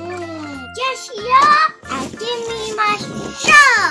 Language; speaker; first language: Japanese; early bilingual, heritage; Japanese